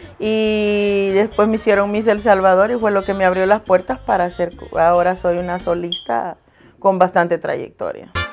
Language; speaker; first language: Spanish; native; Spanish